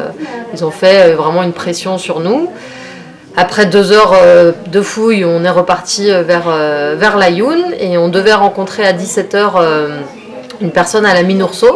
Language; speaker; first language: French; native; French